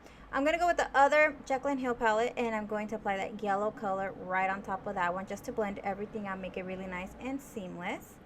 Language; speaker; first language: English; native; English